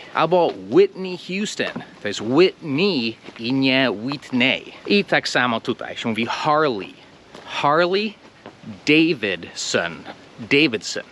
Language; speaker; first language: Polish; non-native, fluent; English